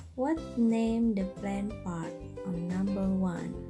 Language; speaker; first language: English; non-native, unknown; Indonesian